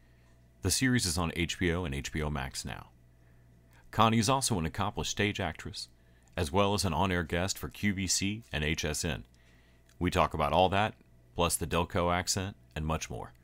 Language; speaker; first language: English; native; English